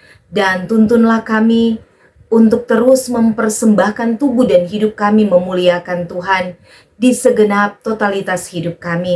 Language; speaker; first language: Indonesian; native; Indonesian